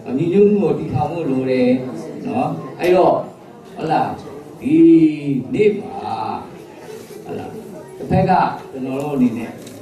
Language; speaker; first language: Burmese; native; Burmese